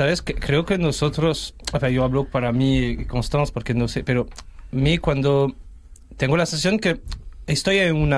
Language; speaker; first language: Spanish; non-native, fluent; French